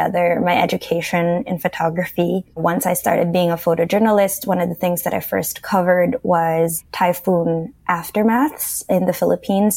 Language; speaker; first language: English; non-native, local second language; Filipino